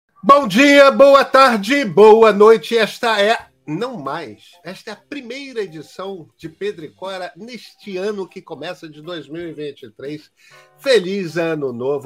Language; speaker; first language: Portuguese; native; Portuguese